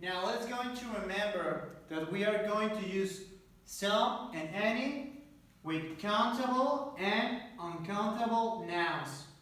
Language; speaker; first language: English; non-native, fluent; Spanish